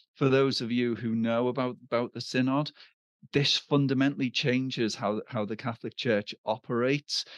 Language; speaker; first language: English; native; English